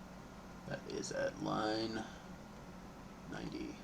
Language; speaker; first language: English; native; English